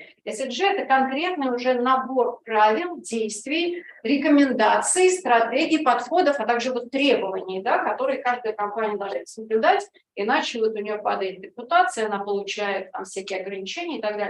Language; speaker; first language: Russian; native; Russian